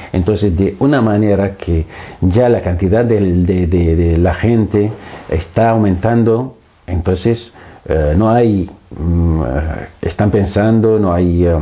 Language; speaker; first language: Spanish; non-native, fluent; Arabic